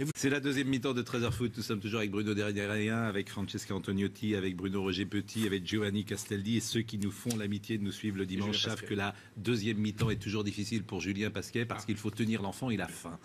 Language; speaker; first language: French; native; French